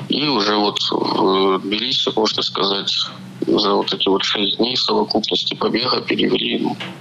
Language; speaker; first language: Russian; native; Russian